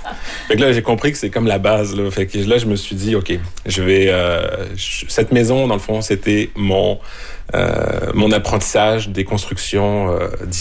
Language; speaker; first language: French; native; French